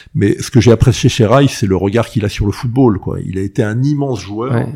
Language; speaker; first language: French; native; French